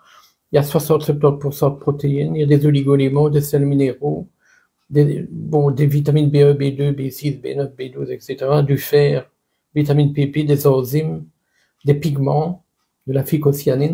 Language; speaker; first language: French; native; French